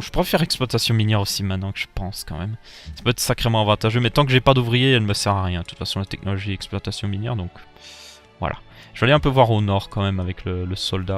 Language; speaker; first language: French; native; French